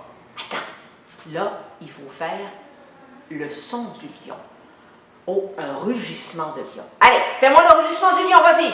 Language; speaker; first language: French; native; French